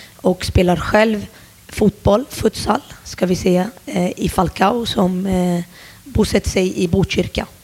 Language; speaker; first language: Swedish; early bilingual, other home language; Turoyo